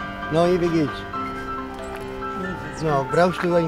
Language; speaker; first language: German; non-native, learner; Polish